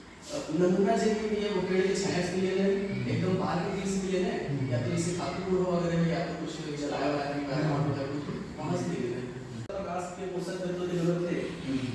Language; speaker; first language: Hindi; non-native, local second language; Chhattisgarhi